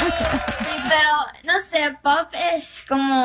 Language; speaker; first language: Spanish; early bilingual, heritage; English